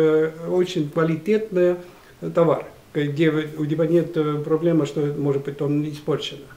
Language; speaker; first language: Russian; non-native, local second language; Estonian